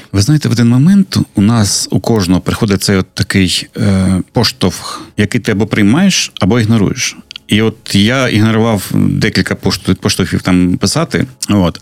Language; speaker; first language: Ukrainian; non-native, local second language; Russian